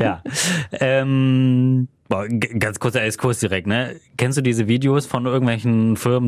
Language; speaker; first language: German; native; German